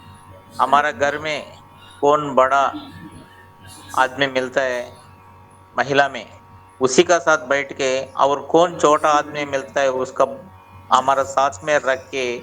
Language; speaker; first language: Hindi; non-native, local second language; Telugu